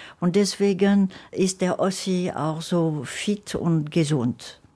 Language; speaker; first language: German; non-native, fluent; French